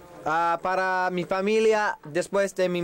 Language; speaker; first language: Spanish; non-native, learner; English